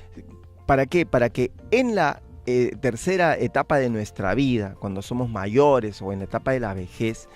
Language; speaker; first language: Spanish; native; Spanish